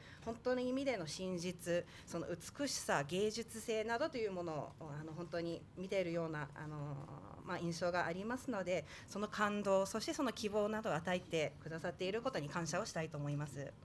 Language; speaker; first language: Japanese; native; Japanese